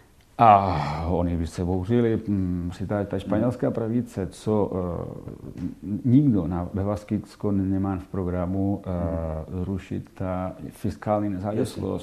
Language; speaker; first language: Czech; non-native, fluent; Catalan